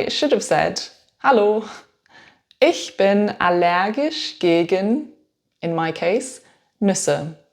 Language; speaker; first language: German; non-native, fluent; English